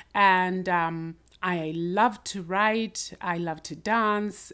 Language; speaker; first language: English; non-native, local second language; Shona